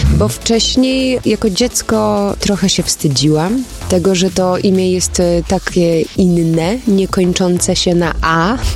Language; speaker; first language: Polish; early bilingual, heritage; Polish